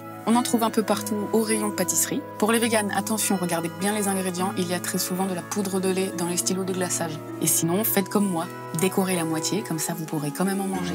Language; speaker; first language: French; native; French